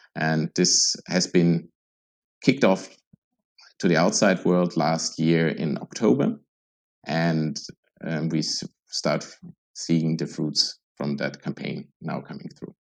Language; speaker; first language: English; non-native, fluent; German